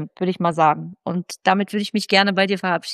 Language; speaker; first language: German; native; German